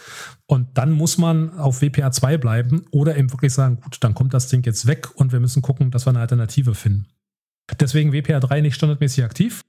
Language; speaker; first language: German; native; German